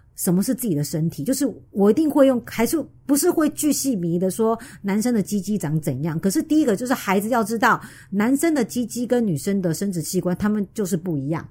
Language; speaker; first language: Chinese; native; Chinese